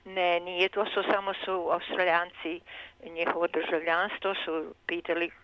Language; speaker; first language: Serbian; early bilingual, heritage; Serbian